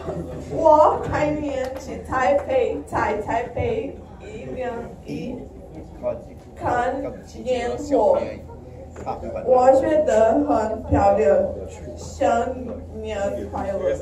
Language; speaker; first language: Chinese; non-native, learner; Portuguese